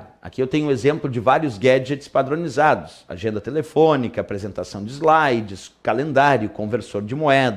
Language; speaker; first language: Portuguese; native; Portuguese